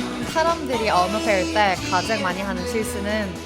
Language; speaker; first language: Korean; non-native, fluent; Norwegian